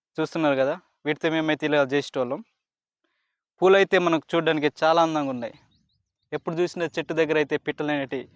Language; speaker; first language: Telugu; non-native, local second language; Koya